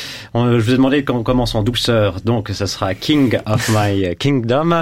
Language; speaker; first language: French; native; French